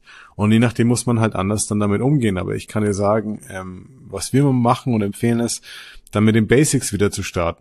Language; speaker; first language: German; native; German